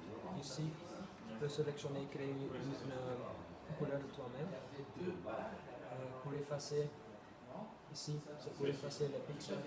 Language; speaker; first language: French; non-native, fluent; Dutch